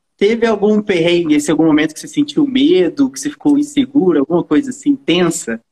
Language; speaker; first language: Portuguese; native; Portuguese